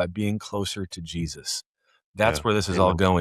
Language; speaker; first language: English; native; English